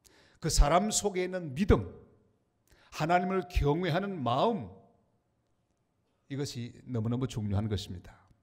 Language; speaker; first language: Korean; native; Korean